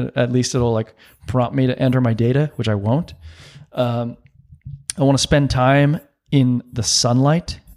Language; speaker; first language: English; native; English